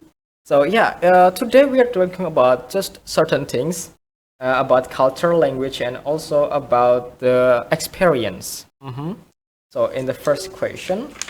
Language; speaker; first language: English; non-native, fluent; Indonesian